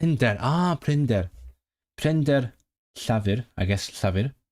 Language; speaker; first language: Welsh; non-native, learner; Cantonese